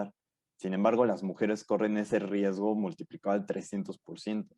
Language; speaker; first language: Spanish; native; Spanish